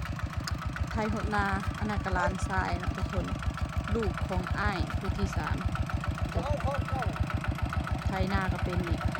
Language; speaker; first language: Thai; non-native, local second language; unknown